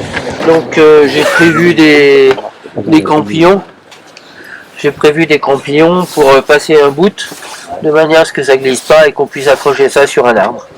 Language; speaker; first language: French; native; French